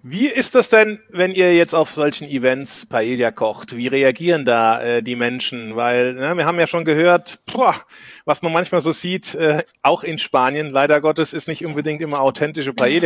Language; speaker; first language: German; native; German